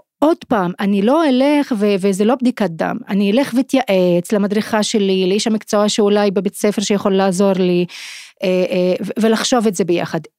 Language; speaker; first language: Hebrew; non-native, local second language; Arabic